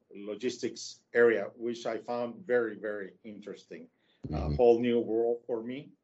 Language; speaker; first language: English; non-native, fluent; Spanish